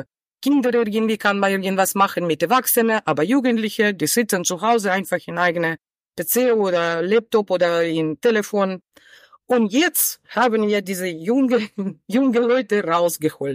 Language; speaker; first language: German; non-native, learner; Ukrainian